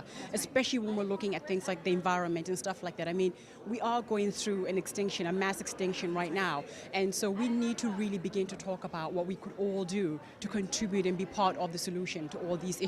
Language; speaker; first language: English; non-native, local second language; Tswana